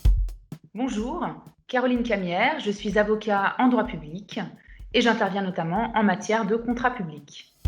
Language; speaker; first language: French; native; French